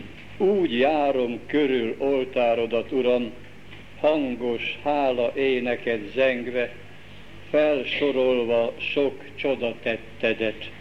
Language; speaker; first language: Hungarian; native; Hungarian